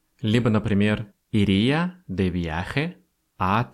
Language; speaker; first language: Spanish; non-native, fluent; Russian